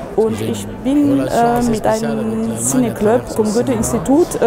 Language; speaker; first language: German; non-native, fluent; Arabic